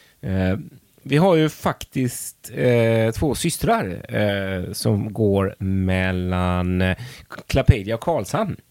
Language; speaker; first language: Swedish; native; Swedish